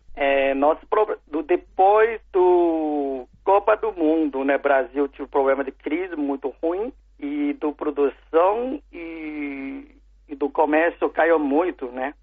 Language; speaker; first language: Portuguese; non-native, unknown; Chinese